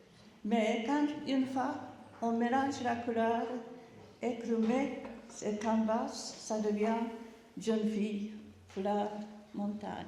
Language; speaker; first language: French; non-native, learner; Japanese